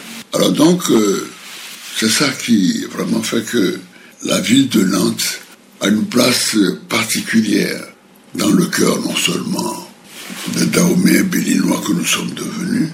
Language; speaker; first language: French; non-native, local second language; Fon